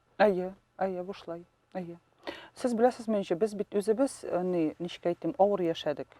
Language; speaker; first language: Tatar; non-native, local second language; Russian